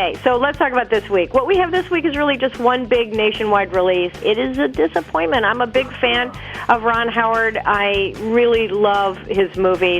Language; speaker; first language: English; native; English